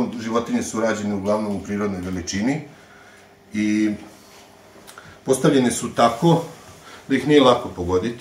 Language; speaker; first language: Serbian; native; Serbian